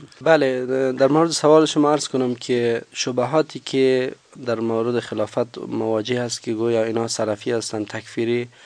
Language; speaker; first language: Persian; native; Persian